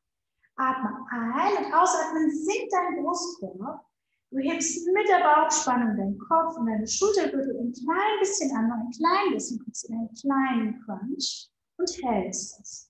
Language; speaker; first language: German; native; German